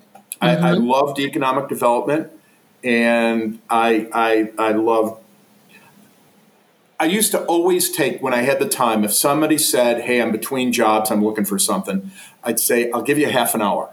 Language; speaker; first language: English; native; English